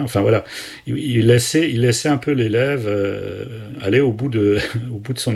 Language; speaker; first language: French; native; French